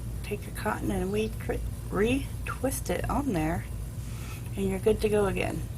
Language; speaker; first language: English; native; English